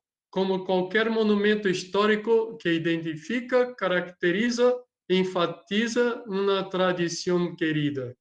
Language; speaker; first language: Spanish; non-native, learner; Portuguese